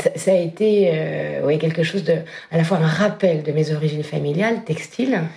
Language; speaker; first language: French; native; French